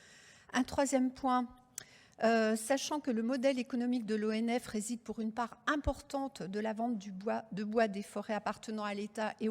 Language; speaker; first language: French; native; French